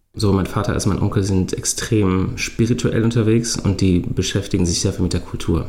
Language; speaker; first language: German; native; German